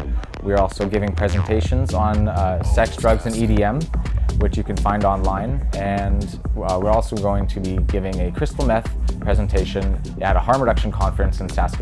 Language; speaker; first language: English; native; English